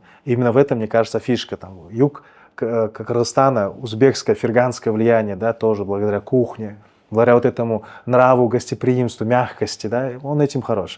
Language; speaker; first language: Russian; native; Russian